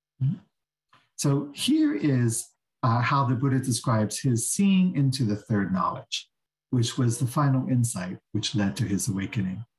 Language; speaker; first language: English; native; English